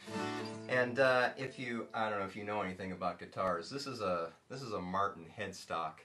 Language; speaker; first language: English; native; English